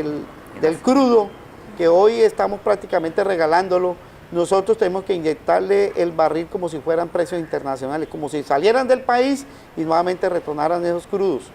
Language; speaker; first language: Spanish; native; Spanish